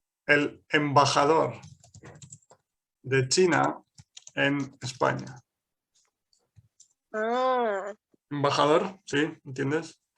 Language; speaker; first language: Spanish; non-native, fluent; English